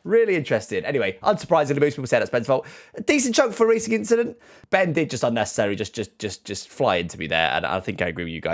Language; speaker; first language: English; native; English